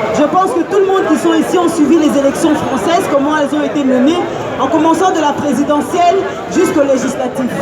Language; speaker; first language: French; non-native, local second language; Lingala